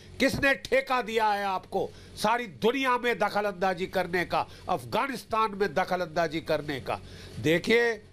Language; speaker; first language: Hindi; native; Hindi